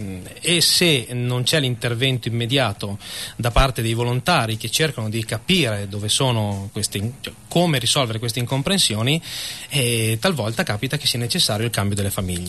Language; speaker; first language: Italian; native; Italian